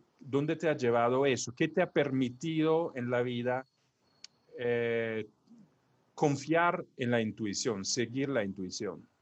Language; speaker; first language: Spanish; non-native, fluent; Italian